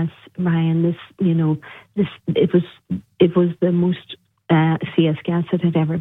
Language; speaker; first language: English; native; English